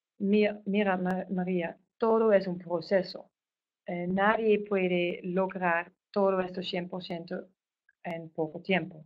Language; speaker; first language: Spanish; non-native, fluent; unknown